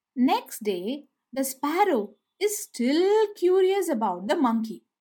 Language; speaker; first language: English; non-native, local second language; Tamil